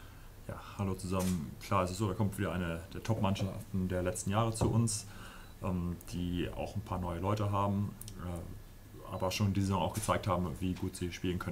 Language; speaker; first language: German; native; German